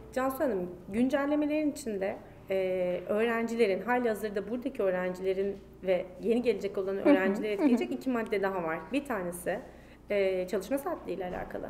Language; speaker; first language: Turkish; native; Turkish